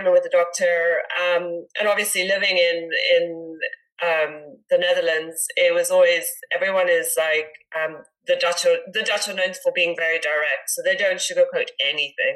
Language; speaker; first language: English; native; English